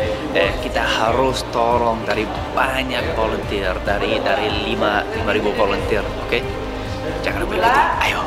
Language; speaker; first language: Indonesian; non-native, learner; English